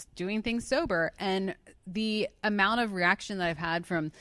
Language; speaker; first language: English; native; English